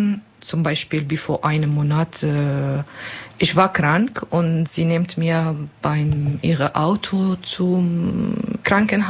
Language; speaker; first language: German; non-native, learner; Kurdish